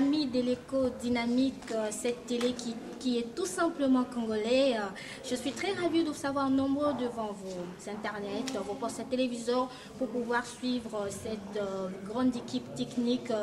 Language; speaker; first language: French; non-native, local second language; Lingala